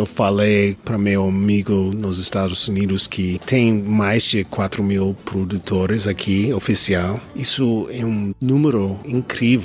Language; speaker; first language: Portuguese; non-native, learner; English